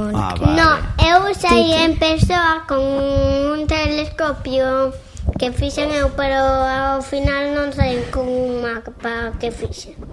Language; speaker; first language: Galician; non-native, local second language; Spanish